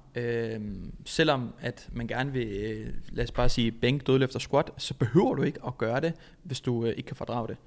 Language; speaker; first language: Danish; native; Danish